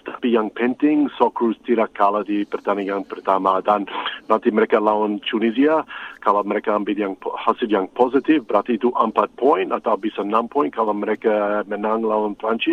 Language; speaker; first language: Indonesian; non-native, fluent; English